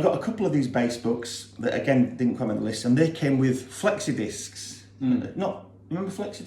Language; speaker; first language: English; native; English